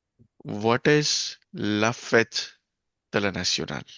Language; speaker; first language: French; non-native, fluent; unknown